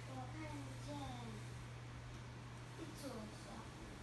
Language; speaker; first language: Chinese; non-native, learner; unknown